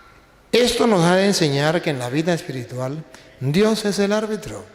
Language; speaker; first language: Spanish; native; Spanish